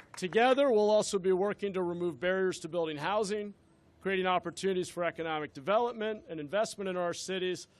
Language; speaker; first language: English; native; English